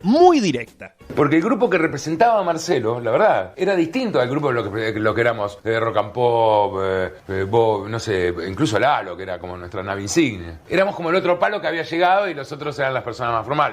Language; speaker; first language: Spanish; native; Spanish